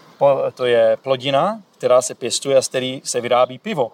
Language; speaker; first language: Czech; native; Czech